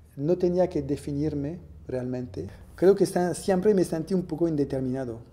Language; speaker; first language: Spanish; non-native, fluent; French